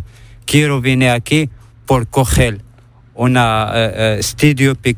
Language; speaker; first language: Spanish; non-native, learner; Arabic